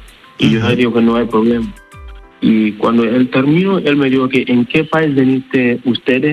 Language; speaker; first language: Spanish; non-native, learner; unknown